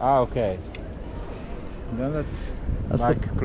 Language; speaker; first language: English; non-native, fluent; Hungarian